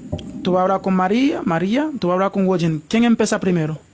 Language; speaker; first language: Spanish; non-native, learner; Haitian Creole